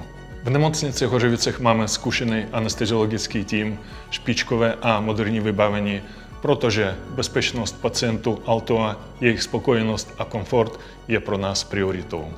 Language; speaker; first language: Czech; non-native, fluent; Russian